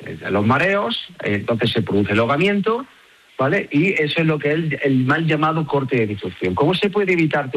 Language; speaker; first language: Spanish; native; Spanish